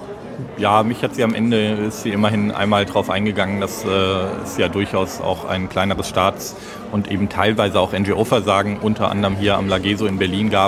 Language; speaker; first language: German; native; German